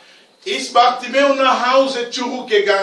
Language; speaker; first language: German; non-native, learner; Romanian